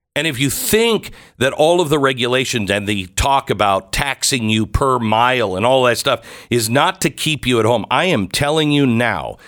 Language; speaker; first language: English; native; English